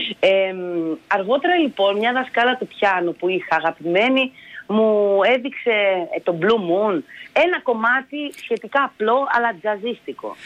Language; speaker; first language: Greek; early bilingual, other home language; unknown